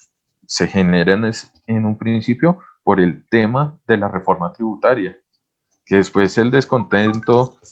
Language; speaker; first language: Spanish; native; Spanish